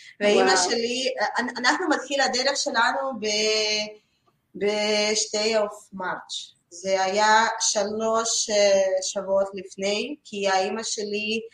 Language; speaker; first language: Hebrew; non-native, learner; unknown